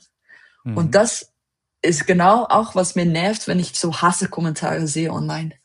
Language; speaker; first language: German; non-native, fluent; Dutch